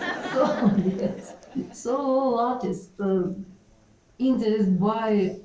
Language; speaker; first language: English; non-native, learner; Ukrainian